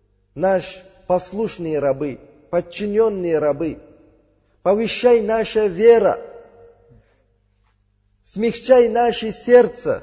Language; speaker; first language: Russian; non-native, learner; Uzbek